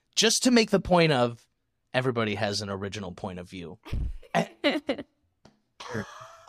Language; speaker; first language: English; native; English